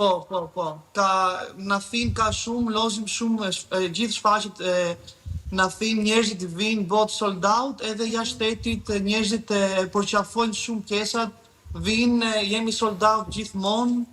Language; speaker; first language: Albanian; early bilingual, heritage; Albanian